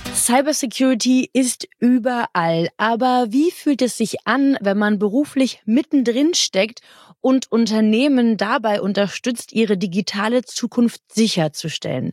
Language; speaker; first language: German; native; German